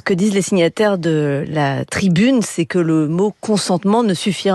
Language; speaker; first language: French; native; French